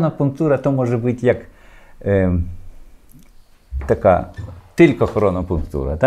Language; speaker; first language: Polish; non-native, learner; Ukrainian